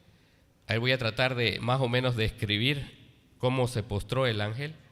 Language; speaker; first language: Spanish; native; Spanish